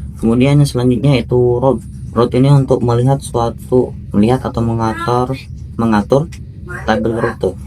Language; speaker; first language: Indonesian; native; Indonesian